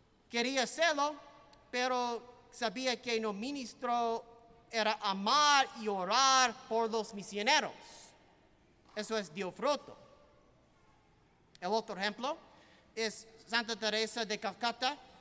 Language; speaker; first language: Spanish; non-native, fluent; English